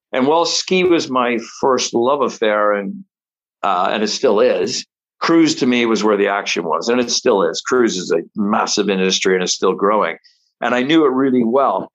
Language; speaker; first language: English; native; English